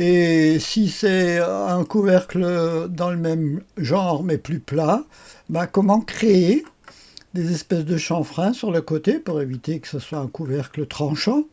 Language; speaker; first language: French; native; French